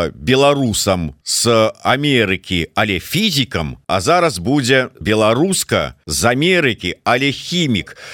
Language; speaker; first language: Belarusian; non-native, local second language; Russian